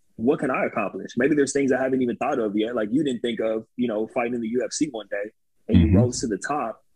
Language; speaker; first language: English; native; English